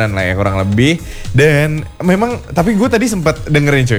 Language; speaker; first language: Indonesian; native; Indonesian